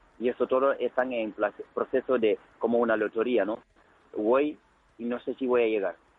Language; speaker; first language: Spanish; non-native, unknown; Wolof